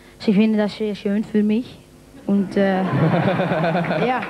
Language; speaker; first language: German; non-native, learner; Dutch